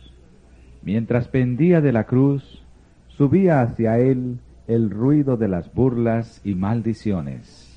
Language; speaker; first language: Spanish; native; Spanish